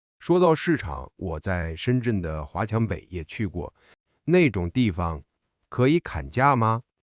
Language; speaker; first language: Chinese; non-native, fluent; English